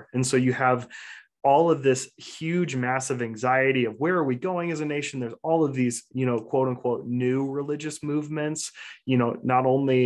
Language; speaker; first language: English; native; English